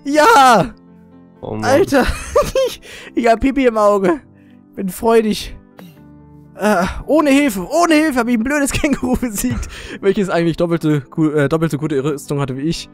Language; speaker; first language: German; native; German